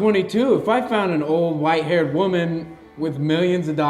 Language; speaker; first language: English; native; English